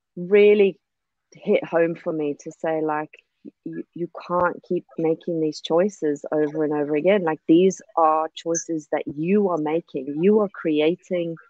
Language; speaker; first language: English; native; English